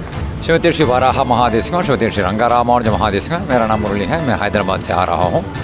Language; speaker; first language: Hindi; non-native, local second language; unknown